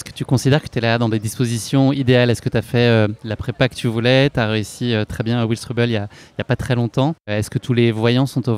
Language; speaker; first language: French; native; French